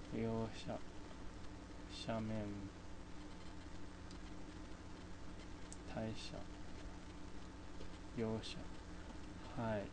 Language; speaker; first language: Japanese; non-native, fluent; English